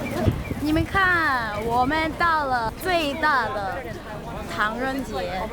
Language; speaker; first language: Chinese; non-native, learner; English